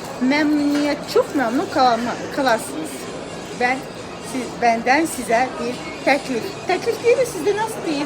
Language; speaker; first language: Turkish; non-native, learner; Azerbaijani